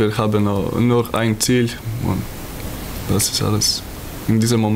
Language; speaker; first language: German; non-native, learner; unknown